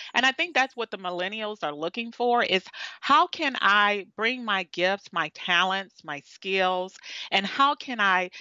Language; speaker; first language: English; native; English